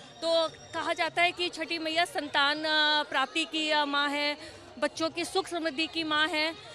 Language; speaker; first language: Hindi; native; Hindi